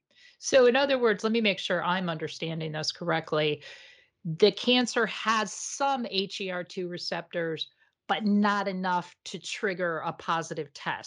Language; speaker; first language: English; native; English